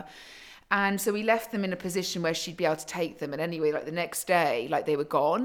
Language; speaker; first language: English; native; English